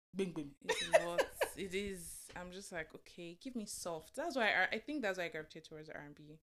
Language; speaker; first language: English; non-native, local second language; Yoruba